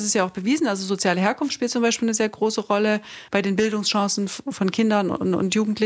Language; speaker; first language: German; native; German